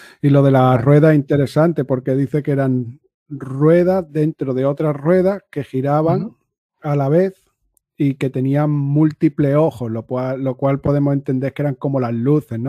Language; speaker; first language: Spanish; native; Spanish